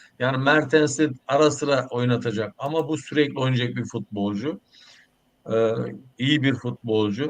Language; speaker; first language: Turkish; native; Turkish